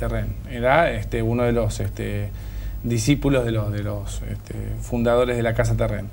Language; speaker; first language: Spanish; native; Spanish